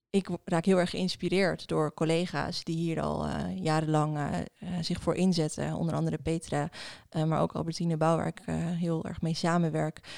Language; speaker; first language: Dutch; early bilingual, other home language; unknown